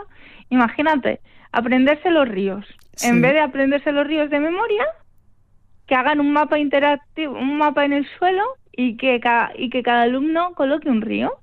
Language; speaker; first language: Spanish; native; Spanish